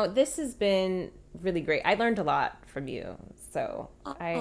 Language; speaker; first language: English; native; English